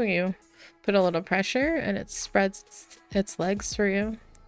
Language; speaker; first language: English; early bilingual, other home language; Spanish